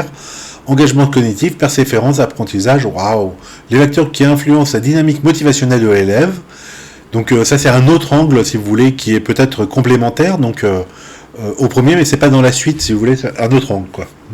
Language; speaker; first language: French; native; French